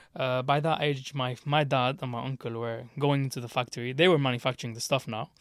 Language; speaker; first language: English; early bilingual, other home language; Arabic